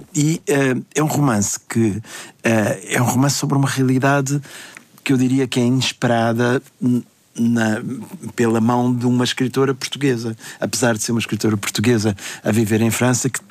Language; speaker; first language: Portuguese; native; Portuguese